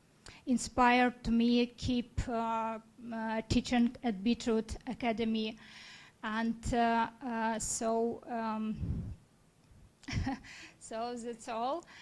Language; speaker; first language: English; non-native, learner; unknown